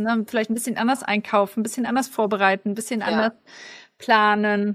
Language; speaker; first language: German; native; German